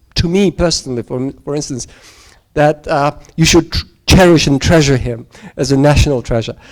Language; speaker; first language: English; non-native, fluent; Georgian